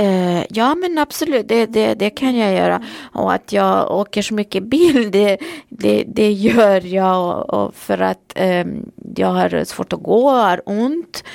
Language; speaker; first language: Swedish; non-native, fluent; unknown